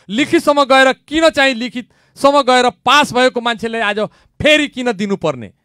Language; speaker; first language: Nepali; non-native, local second language; Bhojpuri